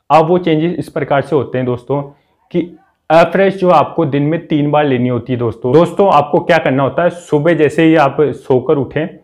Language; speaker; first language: Hindi; native; Hindi